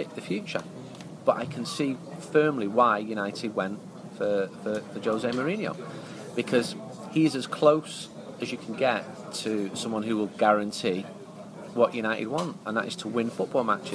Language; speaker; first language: English; native; English